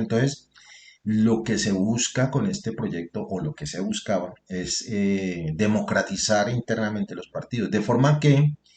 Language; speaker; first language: Spanish; native; Spanish